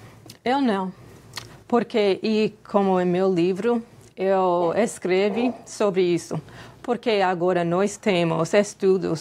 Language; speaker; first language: Portuguese; non-native, fluent; English